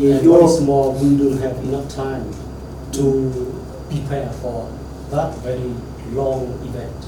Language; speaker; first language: English; non-native, learner; Vietnamese